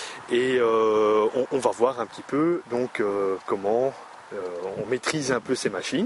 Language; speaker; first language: French; native; French